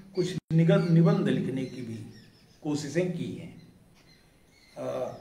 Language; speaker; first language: Hindi; native; Hindi